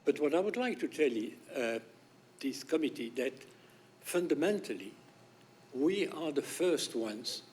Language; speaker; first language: English; non-native, fluent; French